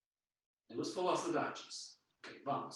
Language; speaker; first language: Portuguese; non-native, learner; English